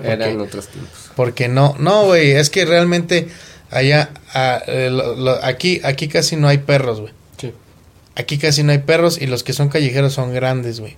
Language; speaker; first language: Spanish; native; Spanish